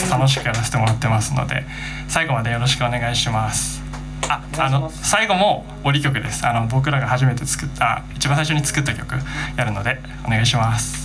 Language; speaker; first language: Japanese; native; Japanese